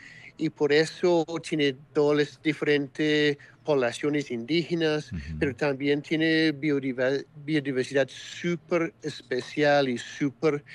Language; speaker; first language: Spanish; non-native, fluent; English